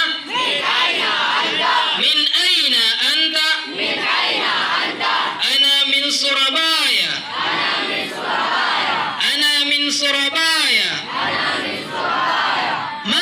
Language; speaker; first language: Arabic; non-native, learner; Indonesian